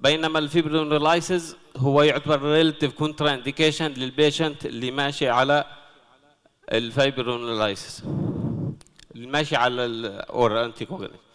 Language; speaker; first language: Arabic; native; Arabic